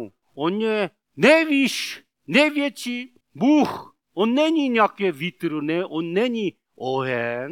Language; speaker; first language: Czech; non-native, learner; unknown